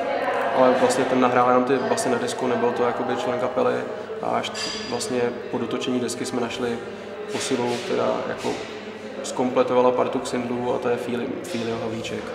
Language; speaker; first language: Czech; native; Czech